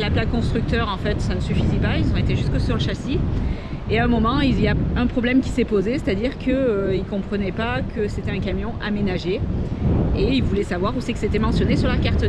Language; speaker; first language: French; native; French